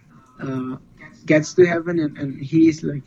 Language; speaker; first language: English; non-native, fluent; Spanish